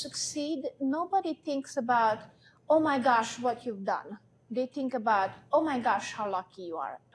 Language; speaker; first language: English; non-native, fluent; Hungarian